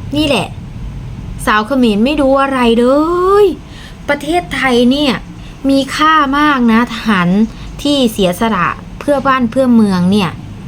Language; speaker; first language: Thai; non-native, local second language; Lao